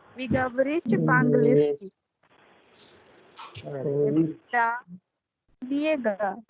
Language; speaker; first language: Russian; non-native, learner; Hindi